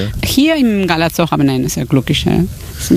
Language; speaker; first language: German; non-native, learner; Spanish